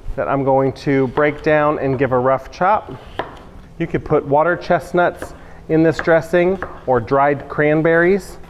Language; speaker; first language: English; native; English